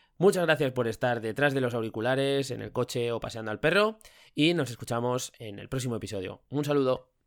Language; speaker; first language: Spanish; native; Spanish